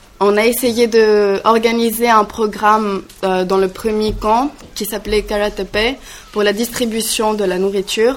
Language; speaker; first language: French; non-native, learner; Greek